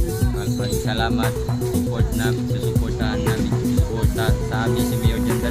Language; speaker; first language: Filipino; non-native, local second language; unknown